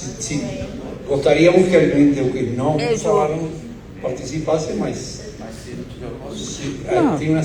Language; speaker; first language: Portuguese; non-native, fluent; Spanish